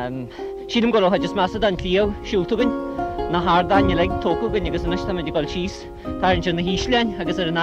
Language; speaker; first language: Irish; native; Irish